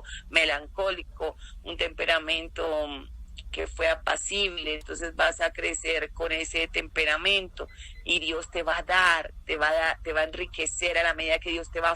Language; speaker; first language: Spanish; native; Spanish